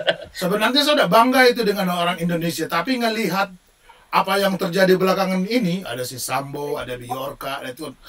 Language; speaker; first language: Indonesian; native; Indonesian